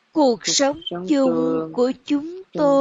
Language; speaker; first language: Vietnamese; non-native, learner; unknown